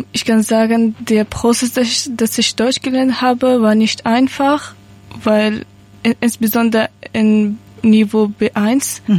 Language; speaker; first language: German; non-native, learner; Persian